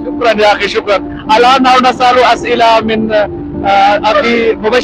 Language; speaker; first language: Arabic; non-native, learner; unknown